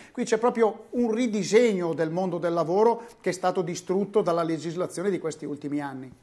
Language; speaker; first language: Italian; native; Italian